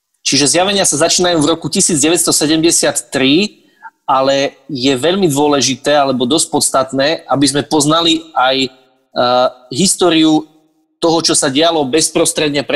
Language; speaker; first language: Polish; non-native, learner; Slovak